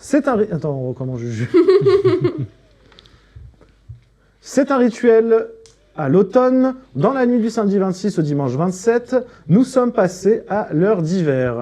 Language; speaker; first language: French; native; French